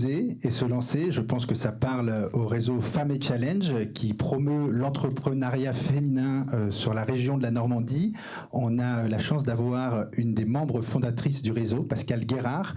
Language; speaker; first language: French; native; French